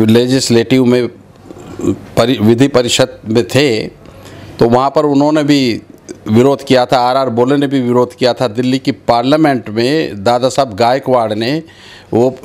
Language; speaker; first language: Hindi; native; Hindi